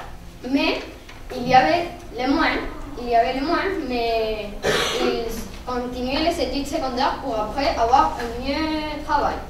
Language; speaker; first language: French; non-native, learner; Spanish